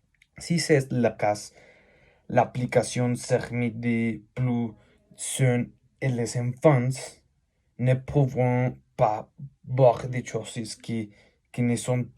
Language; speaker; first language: French; non-native, learner; Spanish